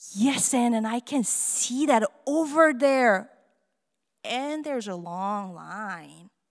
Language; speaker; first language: English; non-native, fluent; Korean